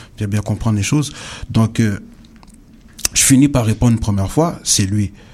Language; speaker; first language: French; native; French